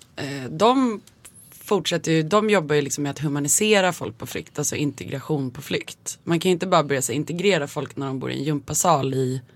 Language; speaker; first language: Swedish; native; Swedish